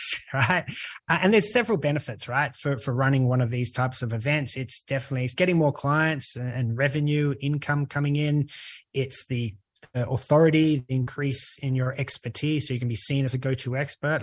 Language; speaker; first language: English; native; English